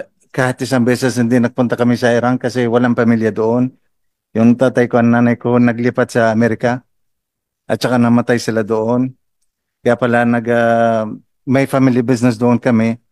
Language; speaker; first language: Filipino; non-native, learner; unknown